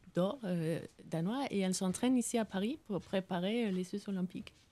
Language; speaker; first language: French; non-native, fluent; Danish